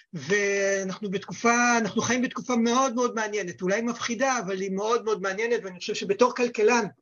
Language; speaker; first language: Hebrew; native; Hebrew